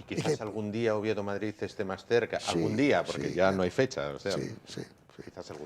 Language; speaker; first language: Spanish; native; Spanish